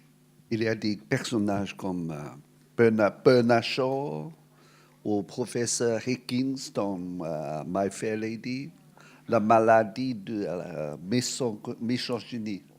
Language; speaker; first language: French; non-native, fluent; Cantonese